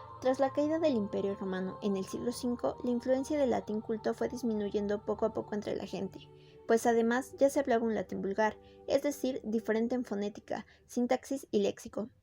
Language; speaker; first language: Spanish; native; Spanish